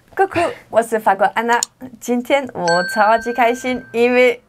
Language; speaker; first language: Chinese; non-native, fluent; French